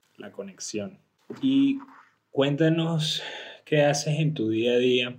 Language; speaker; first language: Spanish; native; Spanish